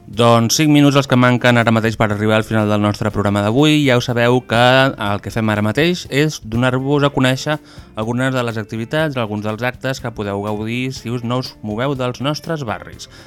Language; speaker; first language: Catalan; native; Catalan